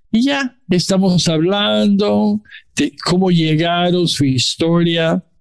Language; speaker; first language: Spanish; non-native, learner; English